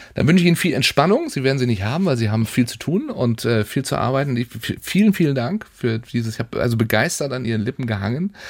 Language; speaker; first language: German; native; German